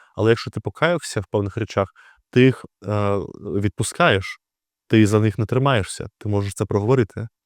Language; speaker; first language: Ukrainian; native; Ukrainian